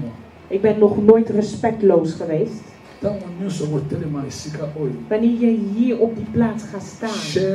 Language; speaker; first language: Dutch; non-native, fluent; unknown